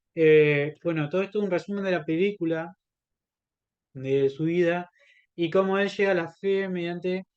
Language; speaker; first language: Spanish; native; Spanish